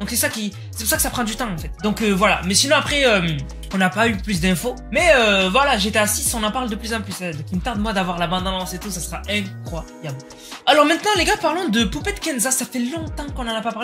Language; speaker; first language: French; native; French